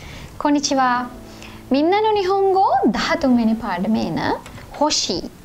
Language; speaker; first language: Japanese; non-native, fluent; Sinhala